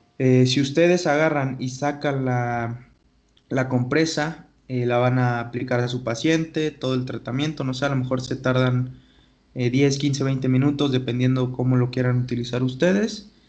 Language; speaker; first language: Spanish; native; Spanish